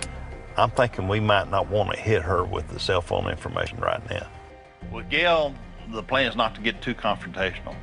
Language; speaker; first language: English; native; English